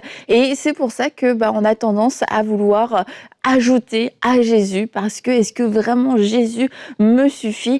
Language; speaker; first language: French; native; French